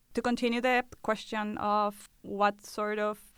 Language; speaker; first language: English; non-native, fluent; Spanish